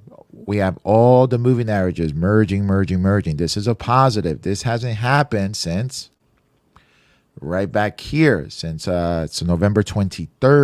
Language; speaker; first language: English; native; English